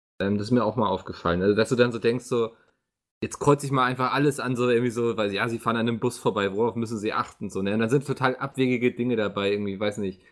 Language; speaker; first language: German; native; German